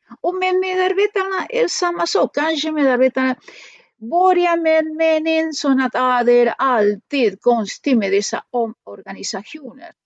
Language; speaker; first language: Swedish; non-native, fluent; Spanish